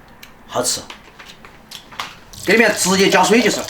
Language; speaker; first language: Chinese; native; Chinese